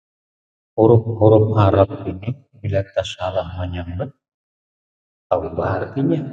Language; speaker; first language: Indonesian; non-native, local second language; Banjar